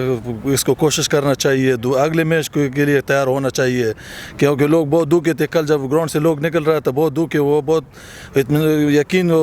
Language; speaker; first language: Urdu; non-native, fluent; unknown